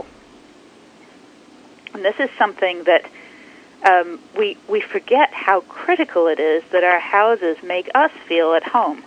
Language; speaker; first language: English; native; English